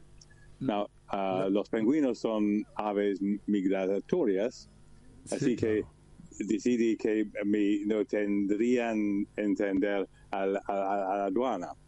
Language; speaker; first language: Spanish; non-native, learner; English